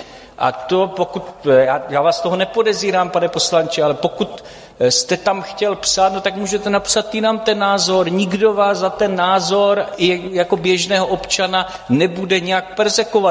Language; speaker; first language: Czech; native; Czech